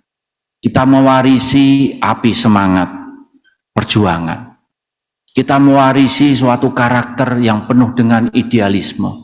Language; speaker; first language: Indonesian; native; Indonesian